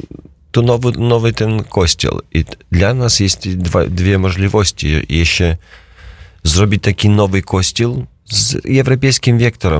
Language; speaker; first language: Polish; non-native, learner; Russian